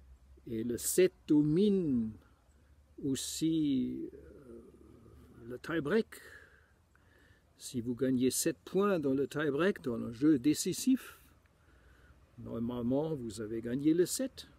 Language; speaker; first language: French; non-native, fluent; German